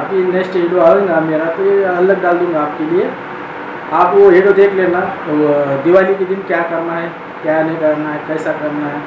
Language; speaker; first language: Hindi; non-native, local second language; Marathi